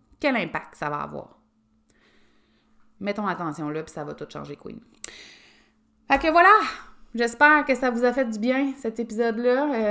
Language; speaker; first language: French; native; French